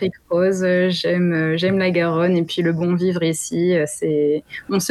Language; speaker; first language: French; native; French